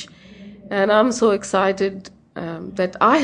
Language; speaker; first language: English; non-native, local second language; Hindi